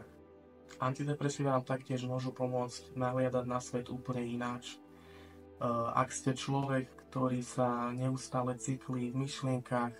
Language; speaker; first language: Slovak; native; Slovak